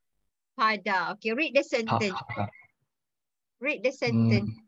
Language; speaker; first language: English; non-native, local second language; Malay